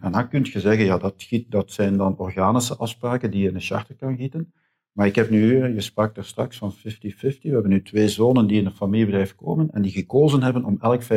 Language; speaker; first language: Dutch; native; Dutch